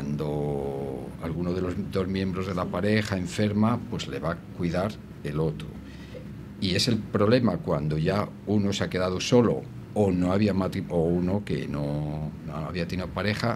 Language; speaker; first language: Spanish; native; Spanish